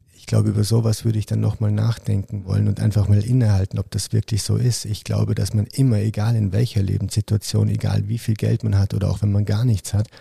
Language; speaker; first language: German; early bilingual, other home language; Arabic